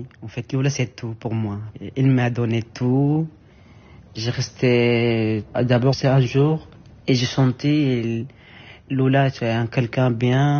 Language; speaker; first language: French; non-native, learner; Arabic